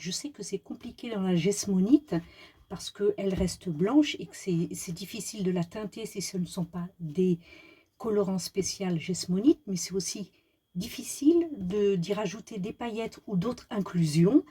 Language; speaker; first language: French; native; French